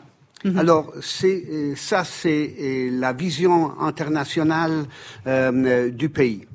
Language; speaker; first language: French; non-native, fluent; Italian